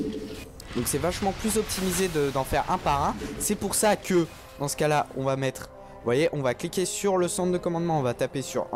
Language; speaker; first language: French; native; French